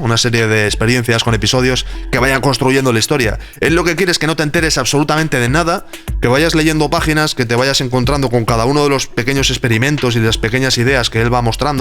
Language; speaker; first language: Spanish; native; Spanish